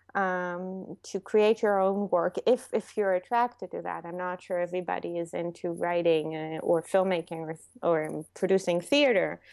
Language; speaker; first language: English; non-native, fluent; Hebrew